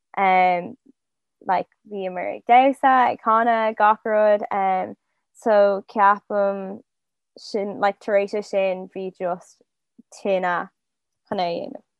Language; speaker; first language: Irish; non-native, local second language; English